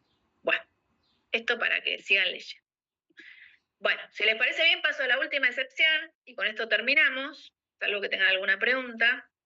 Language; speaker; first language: Spanish; native; Spanish